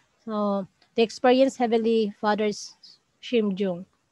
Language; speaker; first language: English; non-native, local second language; Cebuano